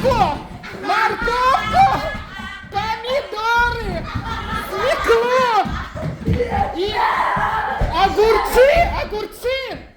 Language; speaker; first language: Russian; native; Russian